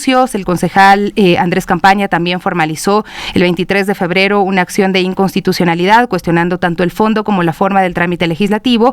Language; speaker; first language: Spanish; native; Spanish